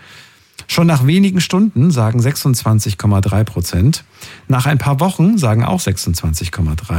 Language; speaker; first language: German; native; German